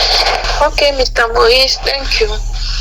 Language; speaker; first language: English; non-native, learner; French